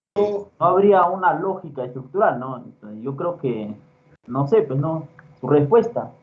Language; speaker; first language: Spanish; native; Spanish